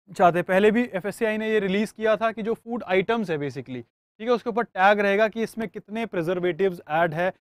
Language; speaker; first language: Hindi; native; Hindi